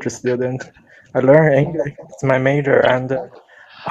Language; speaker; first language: English; non-native, learner; Chinese